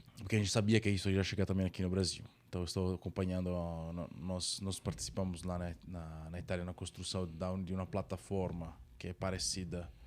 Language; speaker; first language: Portuguese; non-native, fluent; Italian